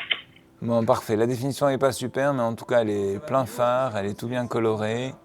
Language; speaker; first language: French; native; French